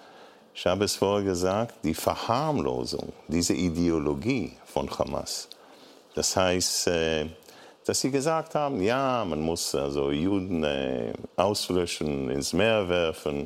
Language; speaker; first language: German; non-native, fluent; Hebrew